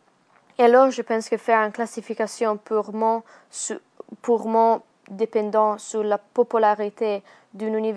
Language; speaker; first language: French; non-native, learner; Italian